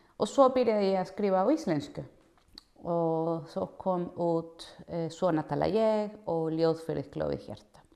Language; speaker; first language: Icelandic; non-native, fluent; Spanish